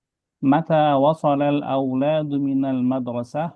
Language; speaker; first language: Arabic; non-native, fluent; Indonesian